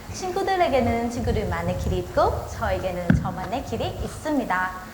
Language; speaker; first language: Korean; non-native, learner; Thai